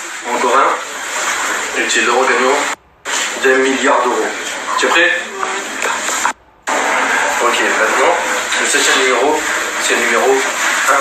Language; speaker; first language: French; native; French